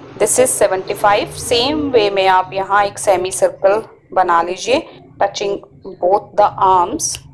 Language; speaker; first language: Hindi; native; Hindi